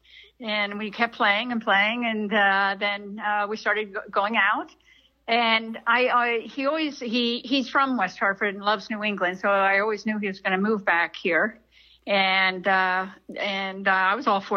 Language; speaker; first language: English; native; English